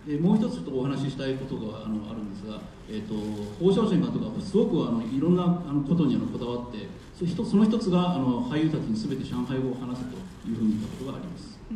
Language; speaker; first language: Japanese; non-native, fluent; Chinese